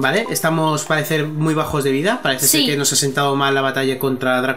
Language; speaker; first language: Spanish; native; Spanish